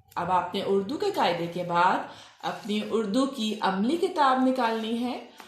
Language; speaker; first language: Urdu; non-native, local second language; Punjabi